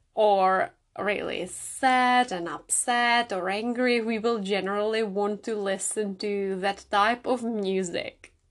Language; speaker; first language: English; non-native, fluent; Czech